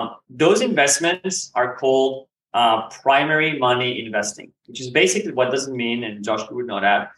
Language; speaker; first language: English; non-native, fluent; Hebrew